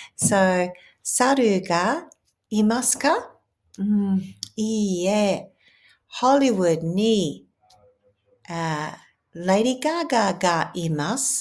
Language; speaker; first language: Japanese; non-native, fluent; English